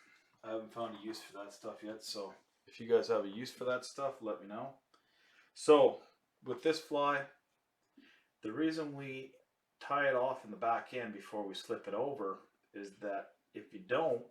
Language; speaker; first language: English; native; English